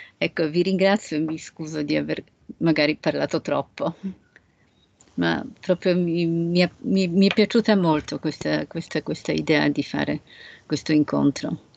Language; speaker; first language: Italian; non-native, fluent; Polish